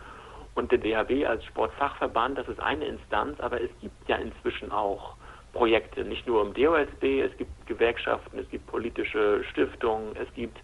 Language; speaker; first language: German; native; German